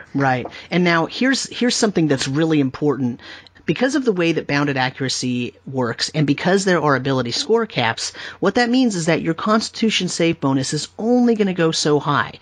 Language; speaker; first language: English; native; English